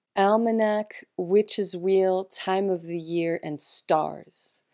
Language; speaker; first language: English; non-native, fluent; French